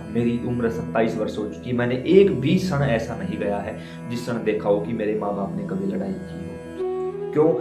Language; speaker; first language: Hindi; native; Hindi